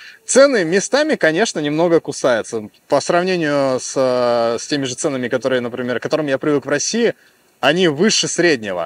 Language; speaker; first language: Russian; native; Russian